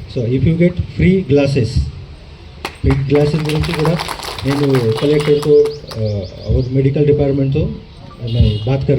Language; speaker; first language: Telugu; non-native, learner; Hindi